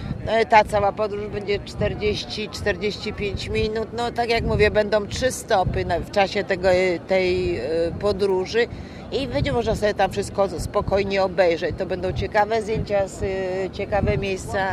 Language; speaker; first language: Polish; native; Polish